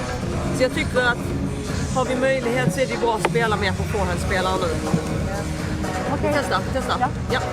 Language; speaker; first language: Swedish; native; Swedish